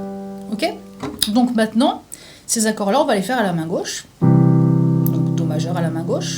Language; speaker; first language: French; native; French